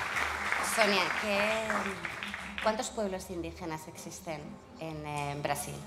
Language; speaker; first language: Spanish; native; Spanish